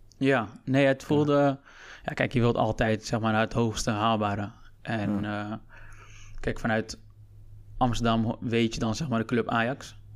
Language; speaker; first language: Dutch; early bilingual, other home language; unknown